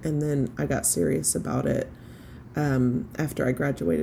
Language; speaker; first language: English; native; English